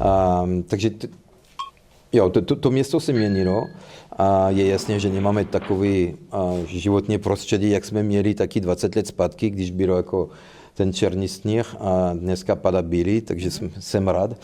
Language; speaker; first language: Czech; non-native, fluent; French